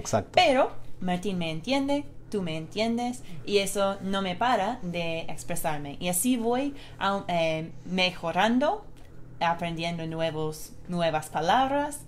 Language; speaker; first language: Spanish; non-native, fluent; English